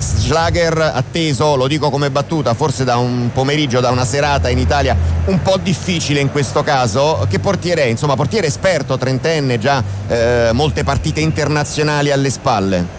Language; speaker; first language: Italian; native; Italian